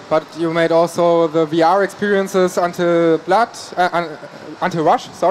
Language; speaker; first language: English; non-native, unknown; German